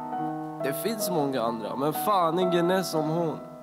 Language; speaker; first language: Swedish; non-native, fluent; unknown